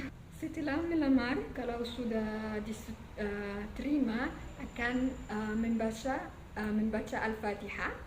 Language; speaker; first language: Indonesian; non-native, fluent; Arabic